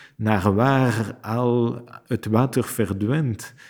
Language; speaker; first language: Dutch; non-native, fluent; French